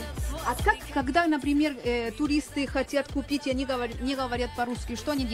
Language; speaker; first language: Russian; non-native, learner; Spanish